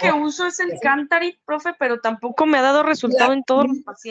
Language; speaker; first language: Spanish; native; Spanish